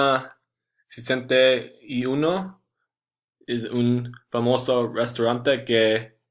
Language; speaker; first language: Spanish; non-native, learner; English